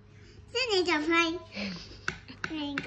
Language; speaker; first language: Chinese; non-native, local second language; Cantonese